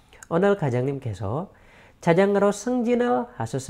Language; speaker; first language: Korean; non-native, learner; Indonesian